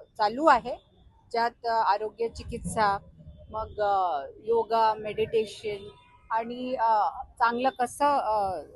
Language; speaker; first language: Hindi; non-native, local second language; Marathi